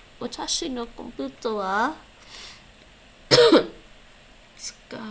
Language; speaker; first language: Japanese; non-native, learner; English